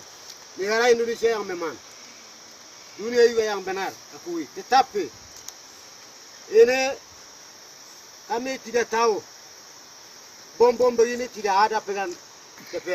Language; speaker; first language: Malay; non-native, local second language; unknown